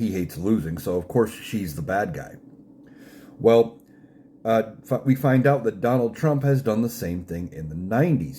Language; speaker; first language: English; native; English